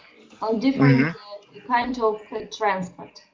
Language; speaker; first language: English; non-native, learner; Russian